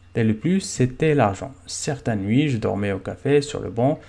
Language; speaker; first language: French; non-native, local second language; Arabic